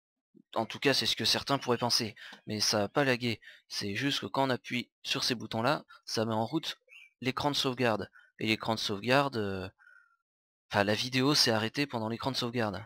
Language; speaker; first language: French; native; French